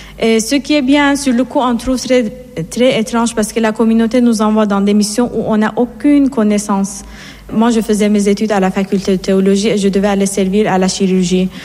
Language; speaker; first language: French; non-native, fluent; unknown